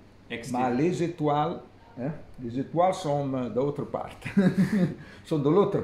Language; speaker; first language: French; non-native, fluent; Italian